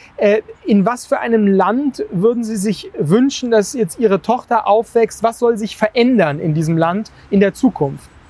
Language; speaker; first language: German; native; German